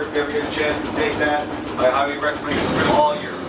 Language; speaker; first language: English; native; English